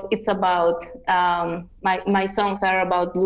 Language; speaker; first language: English; non-native, fluent; Yucateco